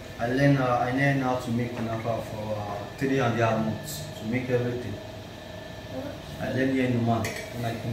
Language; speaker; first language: English; non-native, learner; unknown